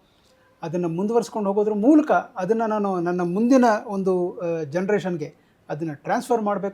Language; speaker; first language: Kannada; native; Kannada